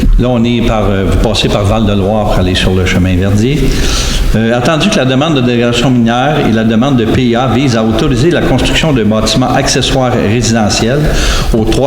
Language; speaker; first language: French; native; French